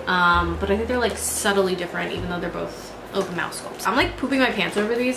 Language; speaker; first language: English; native; English